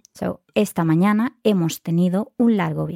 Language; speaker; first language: Spanish; native; Spanish